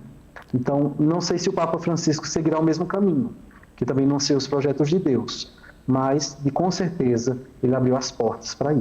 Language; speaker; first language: Portuguese; native; Portuguese